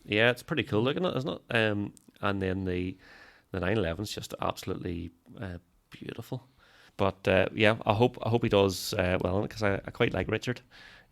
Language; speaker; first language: English; native; English